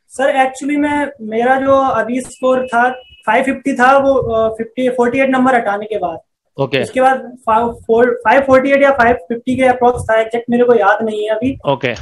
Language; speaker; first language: Hindi; native; Hindi